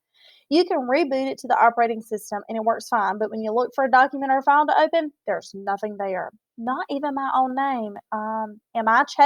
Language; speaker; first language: English; native; English